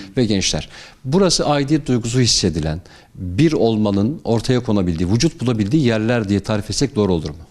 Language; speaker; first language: Turkish; native; Turkish